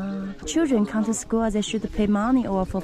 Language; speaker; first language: English; non-native, learner; Chinese